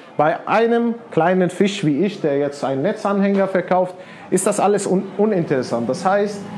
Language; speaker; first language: German; non-native, fluent; Arabic